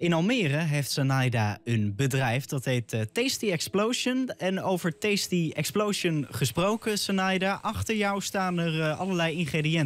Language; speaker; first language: Dutch; native; Dutch